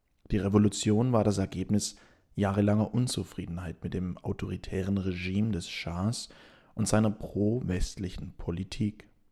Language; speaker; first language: German; native; German